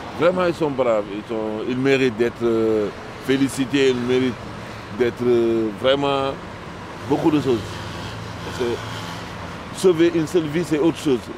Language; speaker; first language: French; non-native, local second language; Wolof